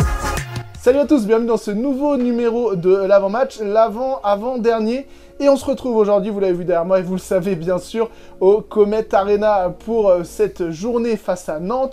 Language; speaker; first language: French; native; French